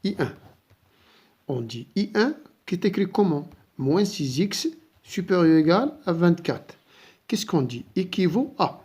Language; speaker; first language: French; non-native, local second language; Arabic